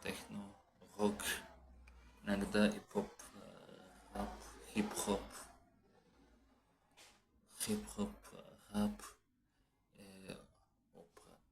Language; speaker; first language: Russian; non-native, learner; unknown